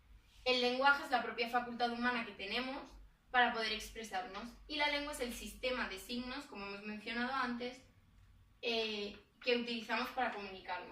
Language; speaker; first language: Spanish; native; Spanish